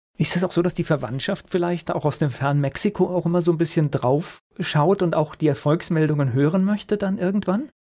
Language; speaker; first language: German; native; German